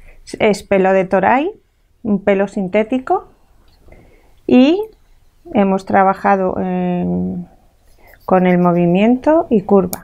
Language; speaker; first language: Spanish; native; Spanish